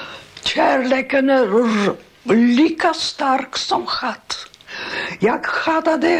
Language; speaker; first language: Swedish; non-native, learner; Polish